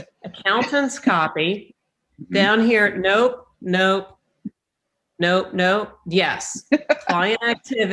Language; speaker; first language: English; native; English